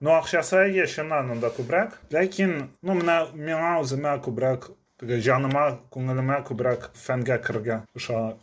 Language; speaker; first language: Tatar; native; Tatar